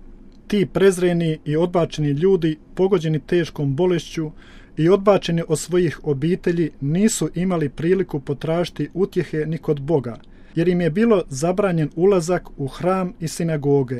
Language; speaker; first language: Croatian; native; Croatian